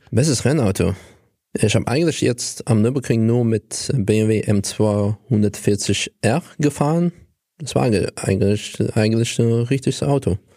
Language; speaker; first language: German; non-native, fluent; Russian